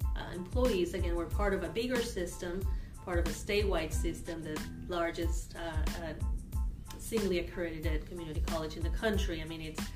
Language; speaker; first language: English; non-native, fluent; Spanish